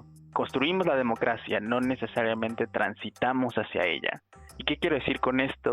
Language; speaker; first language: Spanish; native; Spanish